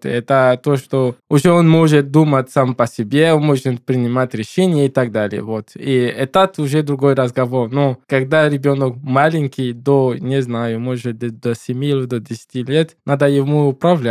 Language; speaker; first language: Russian; non-native, learner; English